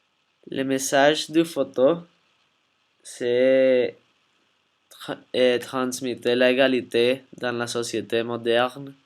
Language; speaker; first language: French; non-native, learner; Spanish